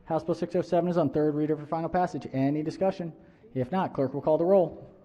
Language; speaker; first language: English; native; English